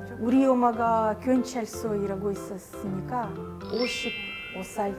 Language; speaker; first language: Korean; non-native, fluent; Russian